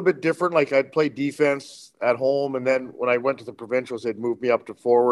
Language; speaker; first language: English; native; English